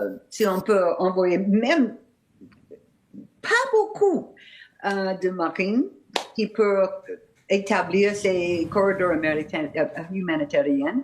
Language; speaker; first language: French; non-native, fluent; English